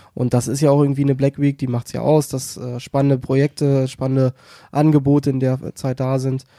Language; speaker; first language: German; native; German